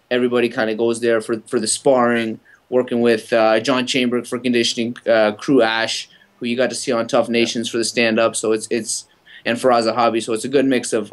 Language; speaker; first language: English; native; English